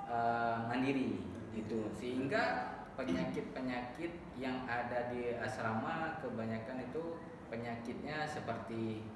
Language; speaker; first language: Indonesian; native; Indonesian